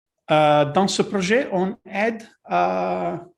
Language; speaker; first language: French; non-native, learner; Italian